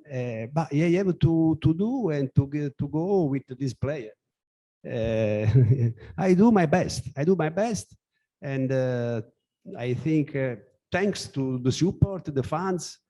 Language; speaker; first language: English; non-native, learner; Italian